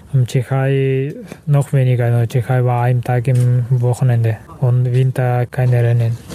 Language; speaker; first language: German; non-native, learner; Kazakh